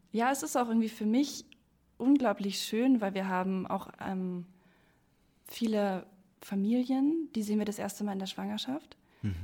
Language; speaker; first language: German; native; German